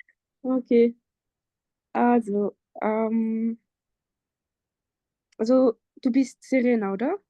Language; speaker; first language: German; non-native, fluent; French